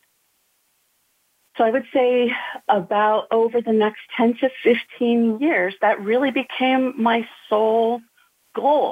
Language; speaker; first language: English; native; English